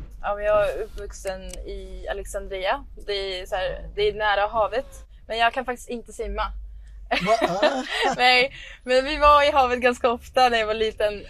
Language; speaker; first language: Swedish; non-native, fluent; Arabic